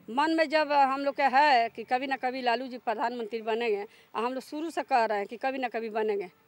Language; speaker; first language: Hindi; native; Hindi